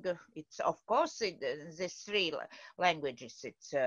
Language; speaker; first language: English; non-native, learner; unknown